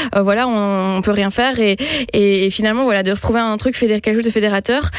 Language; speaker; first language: French; native; French